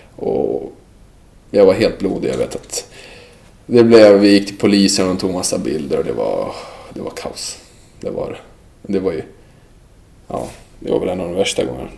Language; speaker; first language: Swedish; early bilingual, other home language; Serbian